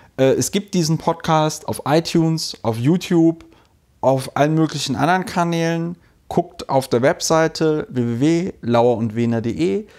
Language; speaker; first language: German; native; German